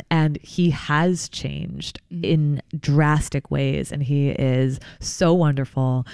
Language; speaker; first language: English; native; English